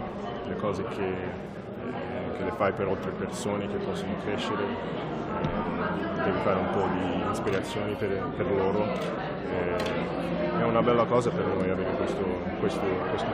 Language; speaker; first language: Italian; non-native, fluent; English